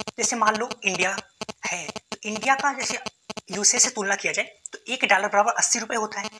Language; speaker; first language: Hindi; native; Hindi